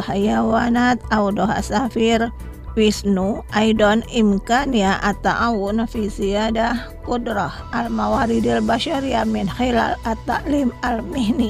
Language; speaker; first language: Arabic; non-native, fluent; Indonesian